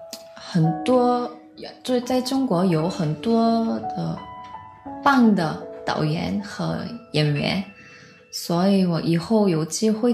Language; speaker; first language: Chinese; non-native, learner; Korean